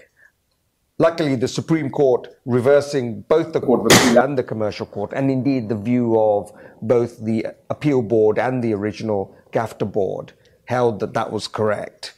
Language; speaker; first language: English; native; English